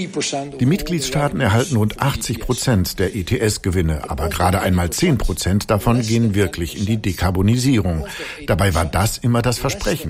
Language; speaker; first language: German; native; German